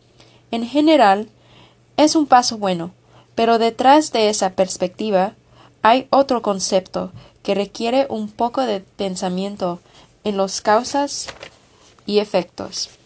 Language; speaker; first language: Spanish; non-native, fluent; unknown